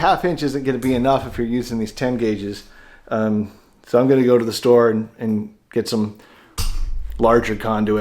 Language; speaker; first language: English; native; English